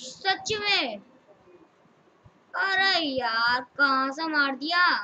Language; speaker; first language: Hindi; native; Hindi